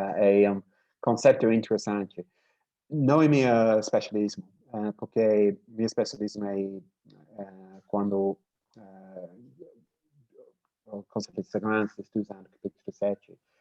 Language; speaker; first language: Portuguese; non-native, learner; English